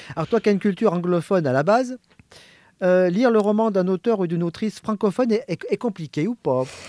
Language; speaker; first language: French; native; French